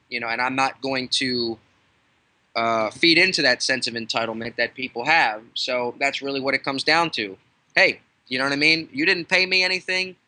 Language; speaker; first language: English; native; English